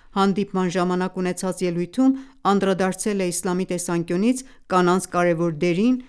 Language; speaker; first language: Armenian; early bilingual, heritage; Armenian